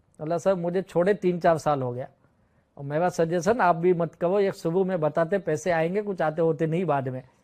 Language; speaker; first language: Hindi; native; Hindi